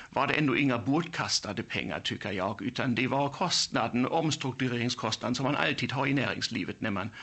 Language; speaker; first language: Swedish; non-native, fluent; German